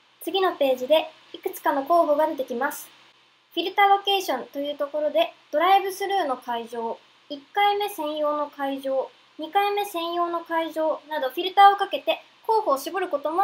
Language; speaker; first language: Japanese; early bilingual, heritage; Japanese